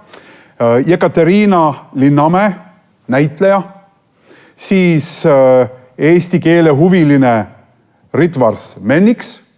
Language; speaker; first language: Estonian; native; Estonian